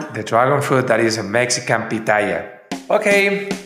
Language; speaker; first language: English; non-native, fluent; Spanish